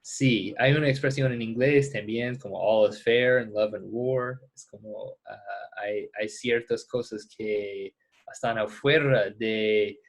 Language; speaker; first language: Spanish; non-native, fluent; English